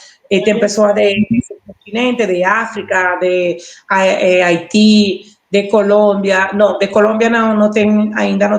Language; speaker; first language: Portuguese; non-native, learner; Spanish